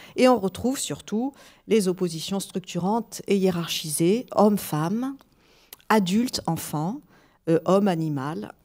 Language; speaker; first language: French; native; French